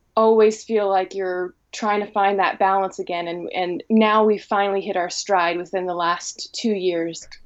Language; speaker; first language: English; native; English